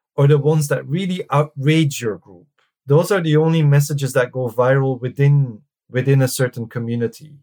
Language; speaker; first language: English; non-native, fluent; Dutch